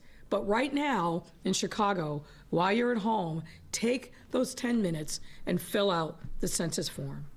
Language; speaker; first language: English; native; English